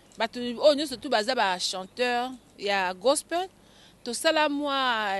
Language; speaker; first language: French; non-native, local second language; Lingala